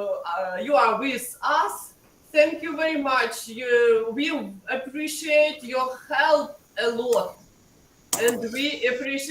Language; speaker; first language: English; non-native, fluent; Ukrainian